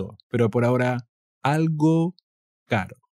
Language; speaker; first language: Spanish; native; Spanish